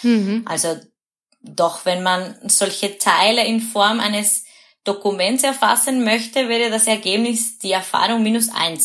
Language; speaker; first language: German; non-native, fluent; Spanish